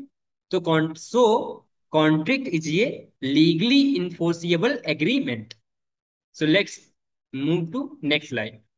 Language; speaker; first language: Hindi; native; Hindi